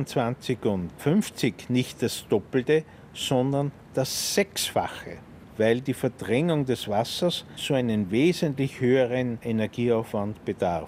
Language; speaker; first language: German; native; German